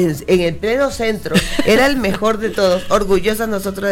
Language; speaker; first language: Spanish; native; Spanish